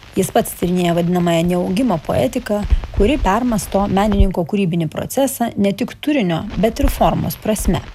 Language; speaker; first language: Lithuanian; native; Lithuanian